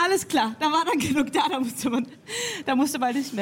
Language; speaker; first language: German; native; German